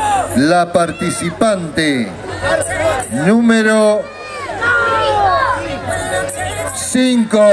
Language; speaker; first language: Spanish; native; Spanish